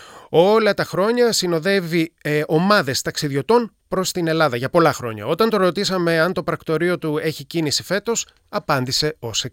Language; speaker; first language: Greek; native; Greek